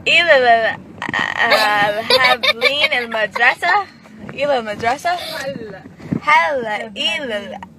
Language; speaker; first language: Arabic; non-native, learner; English